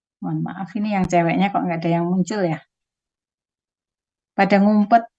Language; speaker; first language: Indonesian; native; Indonesian